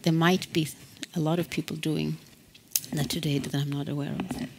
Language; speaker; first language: English; non-native, fluent; Swedish